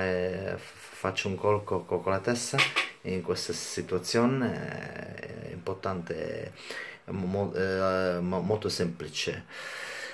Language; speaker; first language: Italian; non-native, learner; German